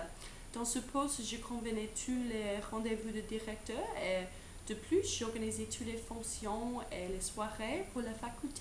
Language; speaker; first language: French; non-native, learner; English